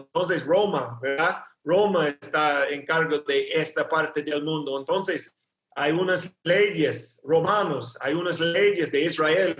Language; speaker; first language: Spanish; non-native, learner; English